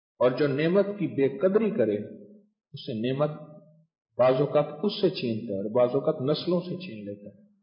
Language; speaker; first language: Urdu; native; Urdu